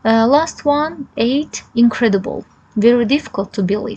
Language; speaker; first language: English; non-native, fluent; Azerbaijani